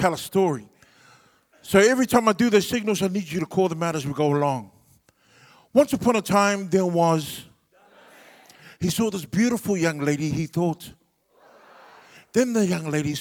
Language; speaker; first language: English; non-native, local second language; Samoan